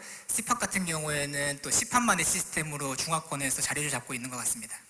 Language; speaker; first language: Korean; native; Korean